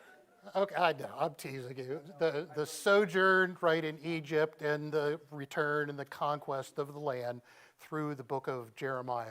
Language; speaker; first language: English; native; English